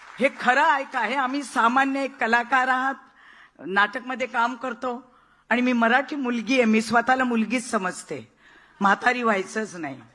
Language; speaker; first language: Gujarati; non-native, local second language; Marathi